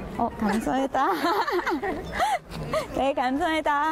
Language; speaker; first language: Korean; non-native, learner; Italian